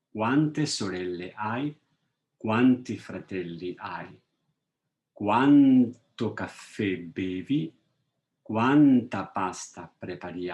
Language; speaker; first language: Italian; non-native, fluent; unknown